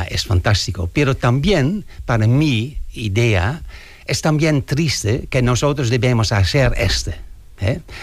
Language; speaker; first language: Spanish; non-native, learner; Dutch